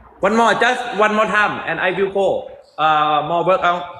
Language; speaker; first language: English; non-native, learner; Thai